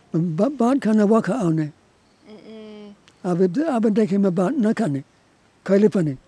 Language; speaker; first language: Nepali; non-native, learner; English